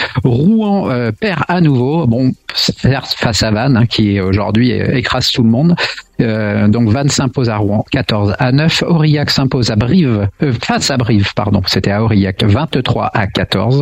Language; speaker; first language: French; native; French